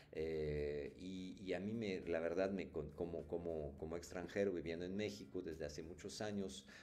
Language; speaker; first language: Spanish; non-native, fluent; French